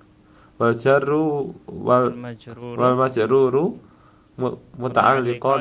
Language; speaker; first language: Arabic; non-native, learner; Indonesian